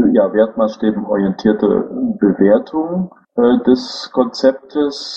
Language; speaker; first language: German; native; German